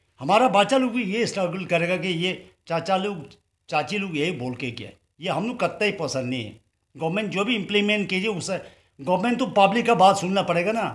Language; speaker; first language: Hindi; non-native, local second language; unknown